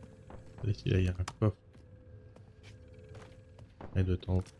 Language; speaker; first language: French; native; French